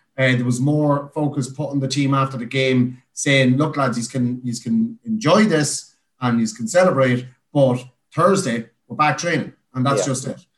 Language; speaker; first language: English; native; English